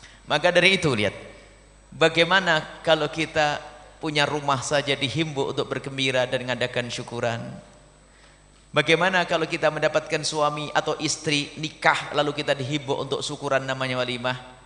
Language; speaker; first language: Indonesian; non-native, fluent; Javanese